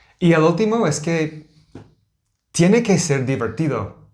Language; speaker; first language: Spanish; non-native, learner; English